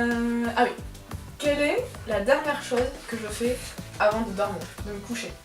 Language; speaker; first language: French; native; French